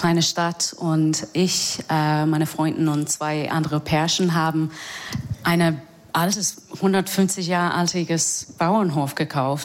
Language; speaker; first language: German; non-native, learner; English